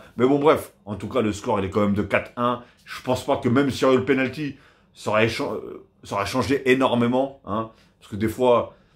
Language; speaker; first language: French; native; French